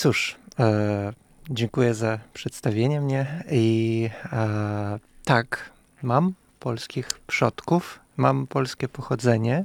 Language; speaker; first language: Polish; non-native, fluent; Russian